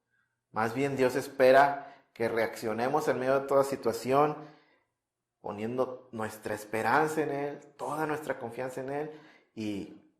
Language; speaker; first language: Spanish; native; Spanish